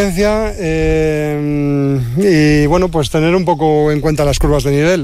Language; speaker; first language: Spanish; native; Spanish